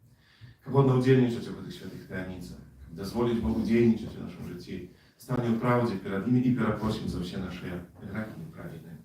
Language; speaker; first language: Polish; non-native, learner; Russian